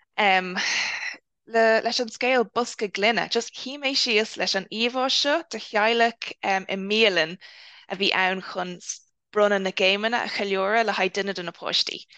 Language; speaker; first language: Irish; non-native, local second language; English